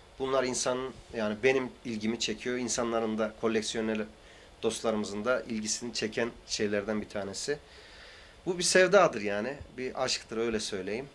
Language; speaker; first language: Turkish; native; Turkish